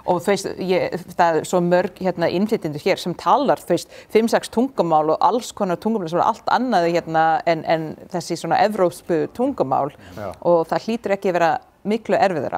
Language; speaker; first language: Icelandic; non-native, fluent; English